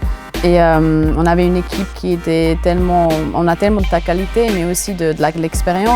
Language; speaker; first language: French; non-native, local second language; German